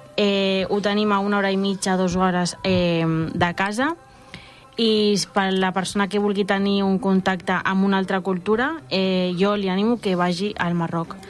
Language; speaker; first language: Catalan; non-native, local second language; Spanish